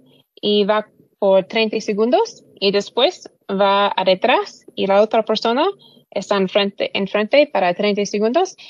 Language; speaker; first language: Spanish; non-native, learner; English